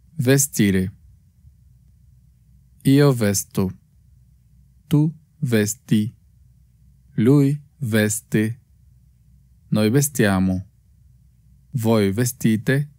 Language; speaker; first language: Italian; non-native, fluent; Spanish